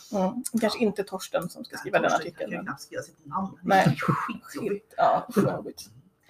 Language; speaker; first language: Swedish; native; Swedish